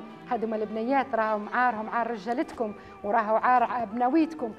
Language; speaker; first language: Arabic; native; Arabic